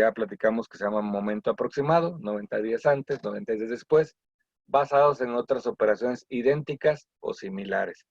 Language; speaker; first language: Spanish; native; Spanish